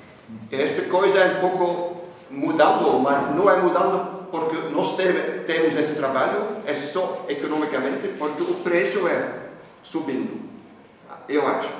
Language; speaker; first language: Portuguese; non-native, fluent; Dutch